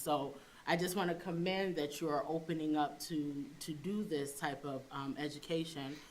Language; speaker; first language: English; native; English